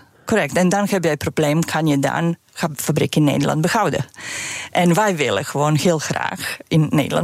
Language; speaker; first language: Dutch; non-native, fluent; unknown